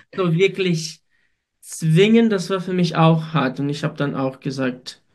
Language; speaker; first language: German; non-native, fluent; Ukrainian